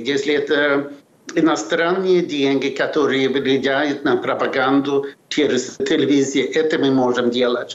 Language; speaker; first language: Russian; non-native, fluent; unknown